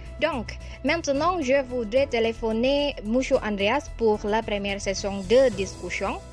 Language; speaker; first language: French; non-native, learner; Cantonese